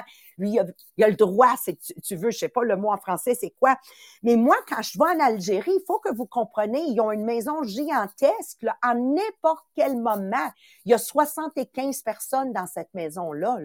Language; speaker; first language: French; native; French